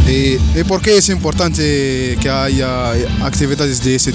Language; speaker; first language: Spanish; non-native, learner; Arabic